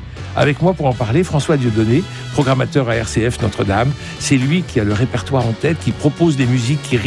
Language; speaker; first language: French; native; French